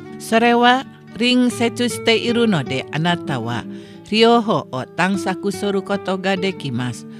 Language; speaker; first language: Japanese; non-native, fluent; Indonesian